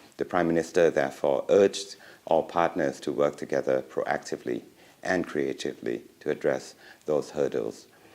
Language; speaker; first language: English; non-native, fluent; Thai